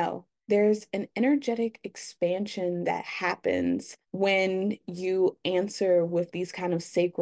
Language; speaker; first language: English; native; English